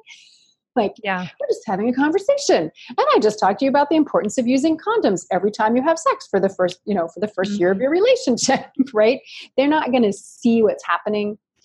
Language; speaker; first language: English; native; English